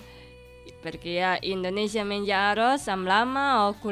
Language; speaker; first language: Catalan; non-native, learner; Indonesian